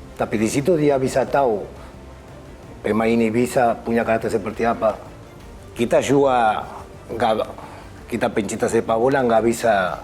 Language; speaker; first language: Indonesian; non-native, fluent; Spanish